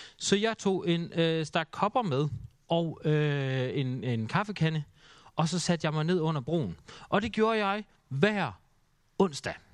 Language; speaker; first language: Danish; native; Danish